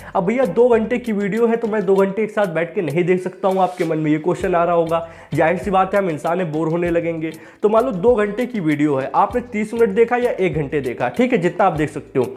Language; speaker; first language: Hindi; native; Hindi